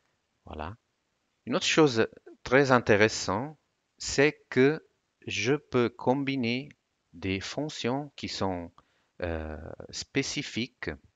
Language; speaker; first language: French; non-native, fluent; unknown